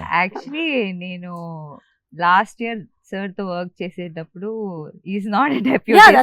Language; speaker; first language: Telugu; non-native, learner; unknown